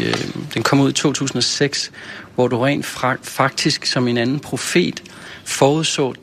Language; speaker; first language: Danish; native; Danish